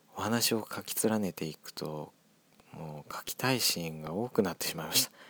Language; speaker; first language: Japanese; native; Japanese